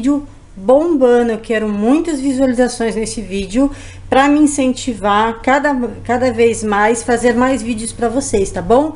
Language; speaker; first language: Portuguese; native; Portuguese